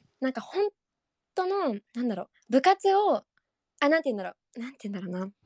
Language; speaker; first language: Japanese; native; Japanese